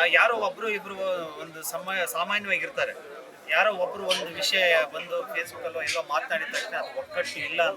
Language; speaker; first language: Kannada; native; Kannada